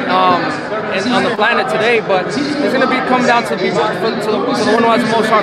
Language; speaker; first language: English; early bilingual, other home language; Spanish